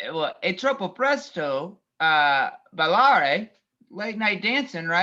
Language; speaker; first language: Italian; non-native, learner; English